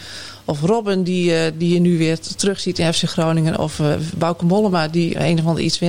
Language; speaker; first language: Dutch; native; Dutch